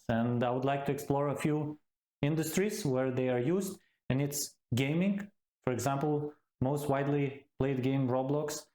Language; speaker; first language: English; non-native, fluent; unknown